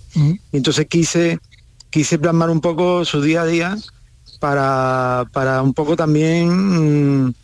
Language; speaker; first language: Spanish; native; Spanish